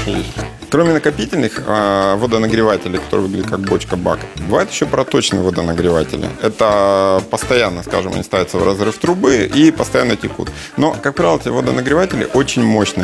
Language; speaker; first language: Russian; native; Russian